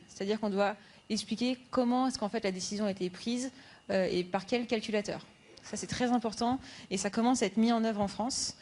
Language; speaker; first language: French; native; French